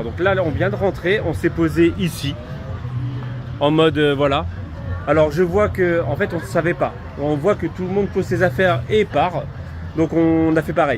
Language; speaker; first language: French; native; French